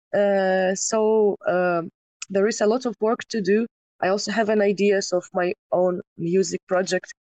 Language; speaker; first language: English; non-native, fluent; Ukrainian